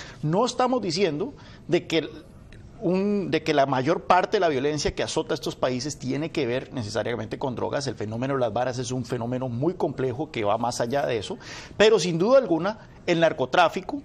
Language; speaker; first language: Spanish; native; Spanish